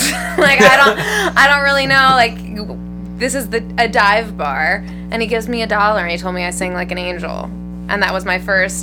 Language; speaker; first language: English; native; English